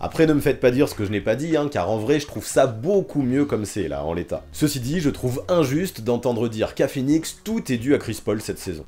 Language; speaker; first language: French; native; French